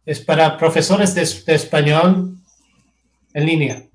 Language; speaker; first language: Spanish; non-native, fluent; English